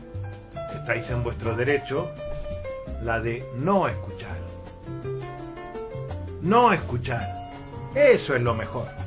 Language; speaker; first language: Spanish; native; Spanish